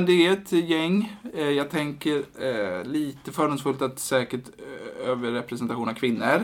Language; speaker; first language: Swedish; native; Swedish